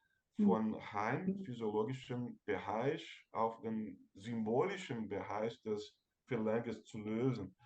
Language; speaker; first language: German; non-native, fluent; Portuguese